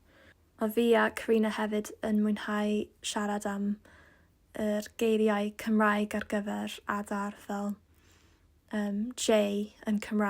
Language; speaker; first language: Welsh; non-native, local second language; English